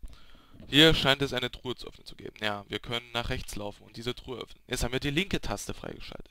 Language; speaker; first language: German; native; German